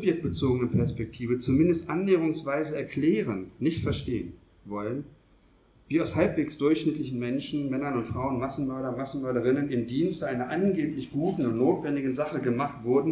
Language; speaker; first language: German; native; German